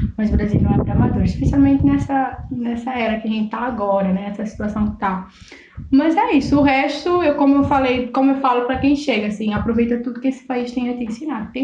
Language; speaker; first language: Portuguese; non-native, local second language; Kabuverdianu